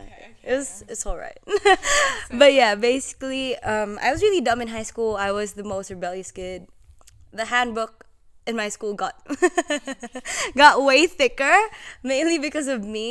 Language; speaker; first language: English; non-native, local second language; Filipino